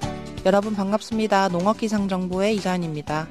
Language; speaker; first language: Korean; native; Korean